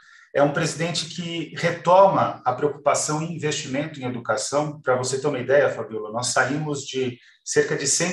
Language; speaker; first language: Portuguese; native; Portuguese